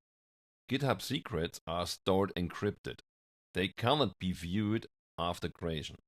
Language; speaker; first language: English; non-native, fluent; German